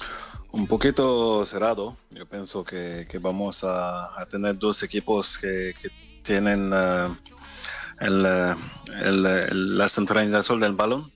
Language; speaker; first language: Spanish; non-native, fluent; French